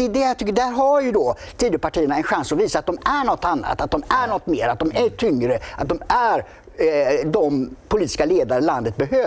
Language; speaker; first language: Swedish; native; Swedish